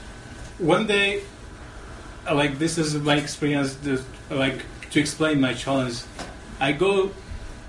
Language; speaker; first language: English; non-native, learner; Arabic